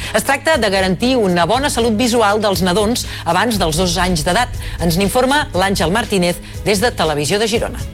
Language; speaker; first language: Catalan; native; Catalan